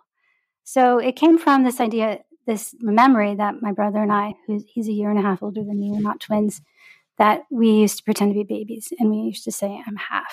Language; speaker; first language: English; native; English